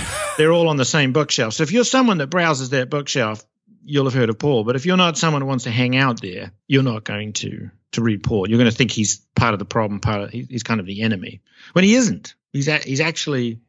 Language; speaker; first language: English; native; English